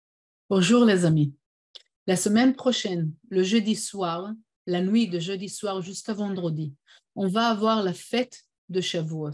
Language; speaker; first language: French; non-native, fluent; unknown